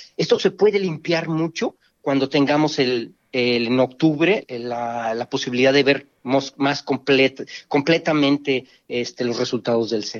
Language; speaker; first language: Spanish; native; Spanish